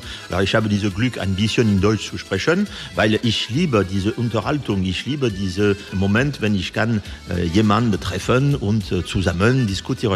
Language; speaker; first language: German; non-native, learner; French